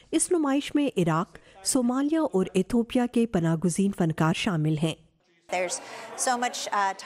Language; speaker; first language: Urdu; native; Urdu